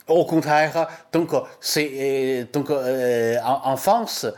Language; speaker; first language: French; non-native, learner; Chinese